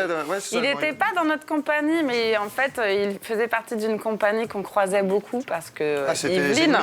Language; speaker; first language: French; native; French